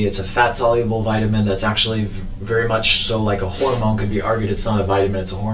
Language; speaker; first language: English; native; English